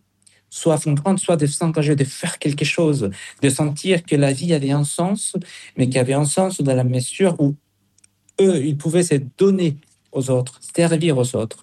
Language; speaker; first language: French; non-native, fluent; Spanish